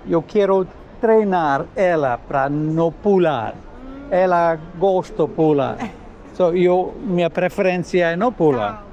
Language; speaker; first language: Portuguese; non-native, learner; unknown